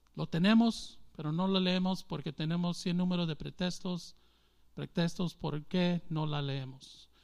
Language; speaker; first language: Spanish; early bilingual, heritage; English